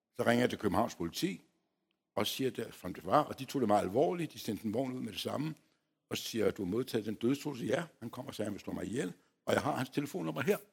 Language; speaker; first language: Danish; early bilingual, other home language; Polish